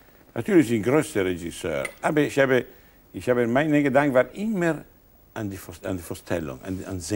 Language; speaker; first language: German; non-native, learner; Italian